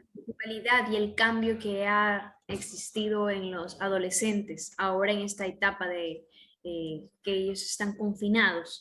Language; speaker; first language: Spanish; native; Spanish